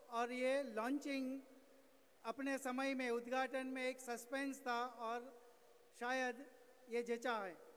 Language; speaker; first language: Hindi; non-native, local second language; Gujarati